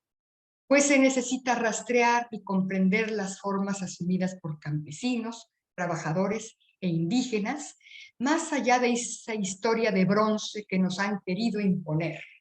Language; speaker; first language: Spanish; native; Spanish